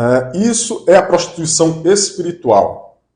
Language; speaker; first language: Portuguese; native; Portuguese